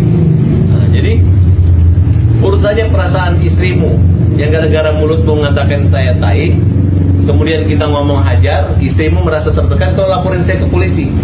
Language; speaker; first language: Indonesian; native; Indonesian